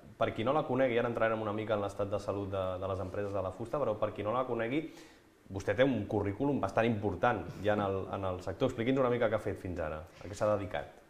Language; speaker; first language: Catalan; native; Catalan